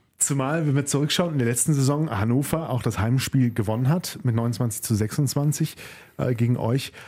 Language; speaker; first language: German; native; German